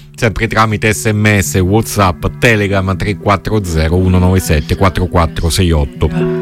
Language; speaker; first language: Italian; native; Italian